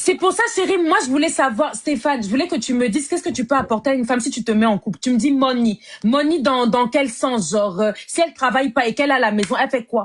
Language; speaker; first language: French; native; French